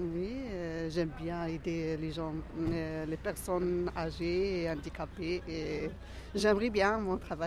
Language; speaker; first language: French; non-native, learner; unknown